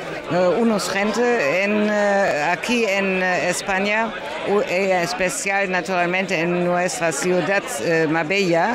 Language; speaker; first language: Spanish; non-native, learner; German